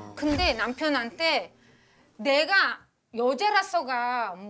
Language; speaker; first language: Korean; non-native, fluent; Uzbek